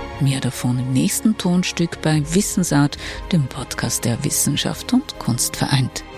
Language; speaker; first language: German; native; German